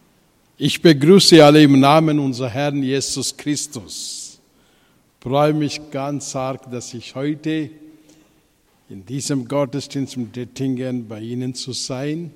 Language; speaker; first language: German; non-native, fluent; Telugu